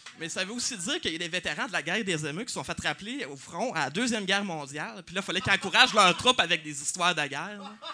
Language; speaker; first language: French; native; French